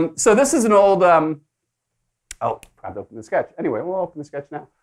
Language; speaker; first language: English; native; English